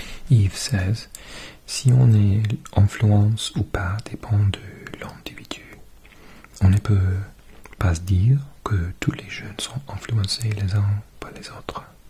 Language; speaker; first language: French; non-native, fluent; English